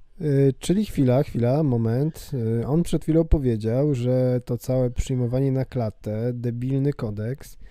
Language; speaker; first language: Polish; native; Polish